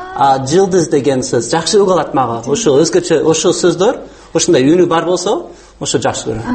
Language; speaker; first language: Kyrgyz; non-native, fluent; English